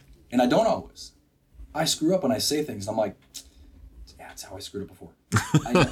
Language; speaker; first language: English; native; English